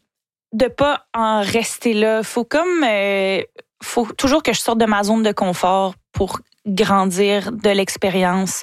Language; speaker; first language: French; native; French